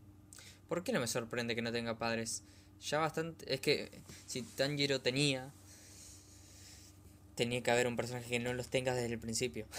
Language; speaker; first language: Spanish; native; Spanish